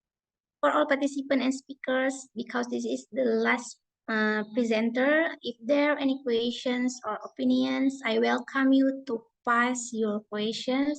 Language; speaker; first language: English; non-native, fluent; Indonesian